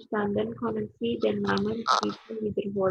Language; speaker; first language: German; non-native, learner; Indonesian